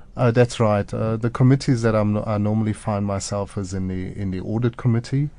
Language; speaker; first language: English; native; English